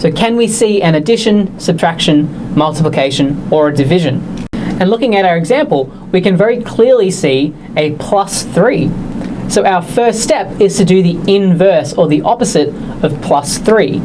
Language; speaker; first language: English; native; English